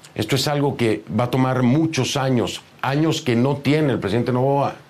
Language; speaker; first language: Spanish; native; Spanish